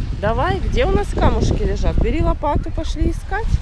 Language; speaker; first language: Russian; native; Russian